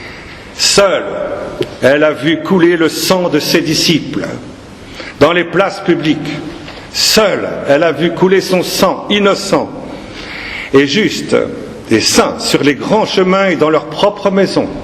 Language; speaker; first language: French; native; French